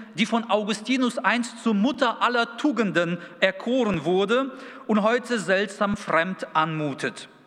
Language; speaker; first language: German; early bilingual, other home language; Russian